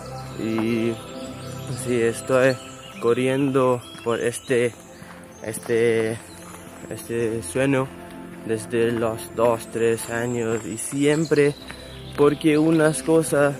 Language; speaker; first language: Spanish; non-native, learner; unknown